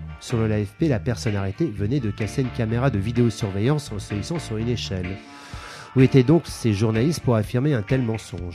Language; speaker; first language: French; native; French